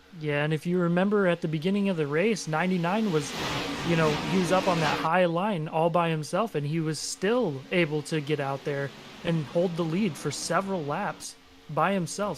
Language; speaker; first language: English; native; English